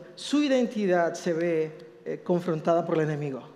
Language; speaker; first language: Spanish; native; Spanish